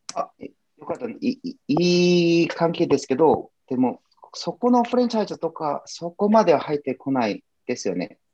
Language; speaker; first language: Japanese; non-native, fluent; Korean